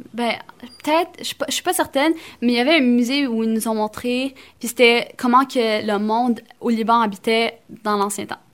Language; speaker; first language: French; early bilingual, other home language; Arabic